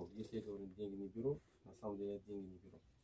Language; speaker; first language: Russian; non-native, learner; Tajik